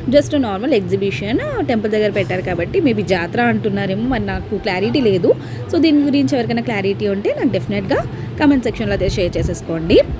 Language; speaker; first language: Telugu; non-native, local second language; Tamil